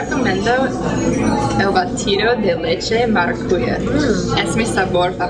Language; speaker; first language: Spanish; non-native, learner; English